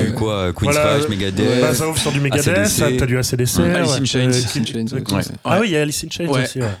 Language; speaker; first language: French; native; French